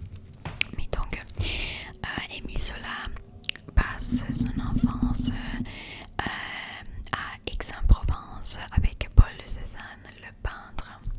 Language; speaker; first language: French; non-native, learner; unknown